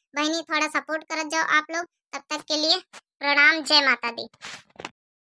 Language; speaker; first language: Hindi; native; Hindi